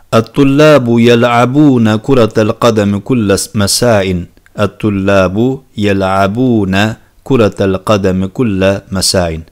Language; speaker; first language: Arabic; non-native, fluent; Turkish